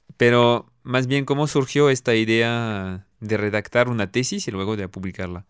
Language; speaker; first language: Spanish; non-native, fluent; French